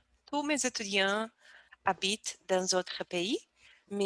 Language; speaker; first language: French; non-native, learner; Portuguese